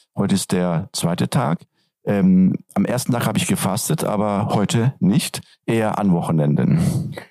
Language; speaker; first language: German; non-native, fluent; Turkish